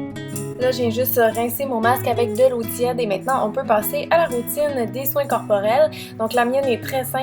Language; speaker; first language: French; native; French